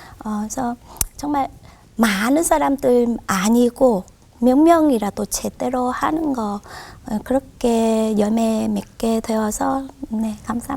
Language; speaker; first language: Korean; non-native, fluent; Vietnamese